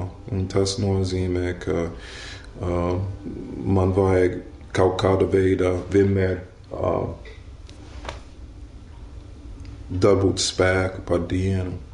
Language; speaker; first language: Latvian; non-native, fluent; English